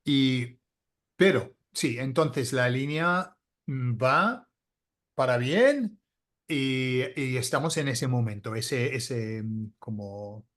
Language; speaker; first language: Spanish; non-native, fluent; English